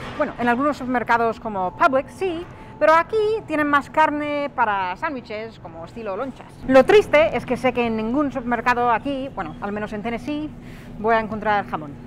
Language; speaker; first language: Spanish; non-native, fluent; English